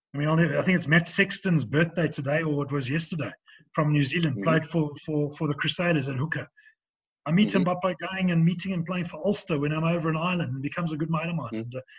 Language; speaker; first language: English; native; English